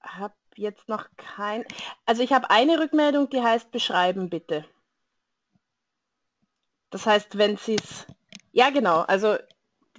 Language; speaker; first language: German; native; German